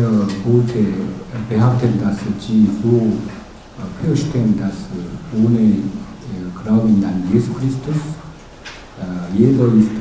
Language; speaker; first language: German; non-native, learner; Korean